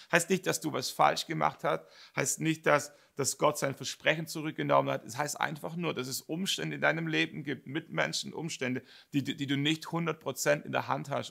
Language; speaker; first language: German; native; German